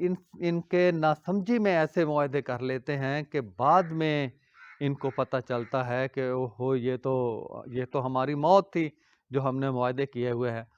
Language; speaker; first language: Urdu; non-native, local second language; Punjabi